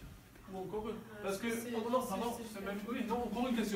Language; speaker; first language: French; non-native, learner; German